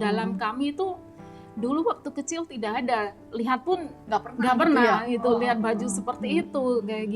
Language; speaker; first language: Indonesian; non-native, local second language; Javanese